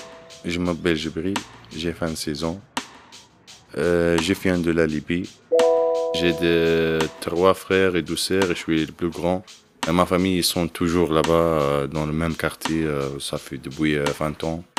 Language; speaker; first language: French; non-native, learner; Arabic